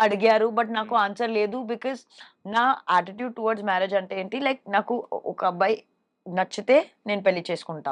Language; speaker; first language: Telugu; non-native, learner; Hindi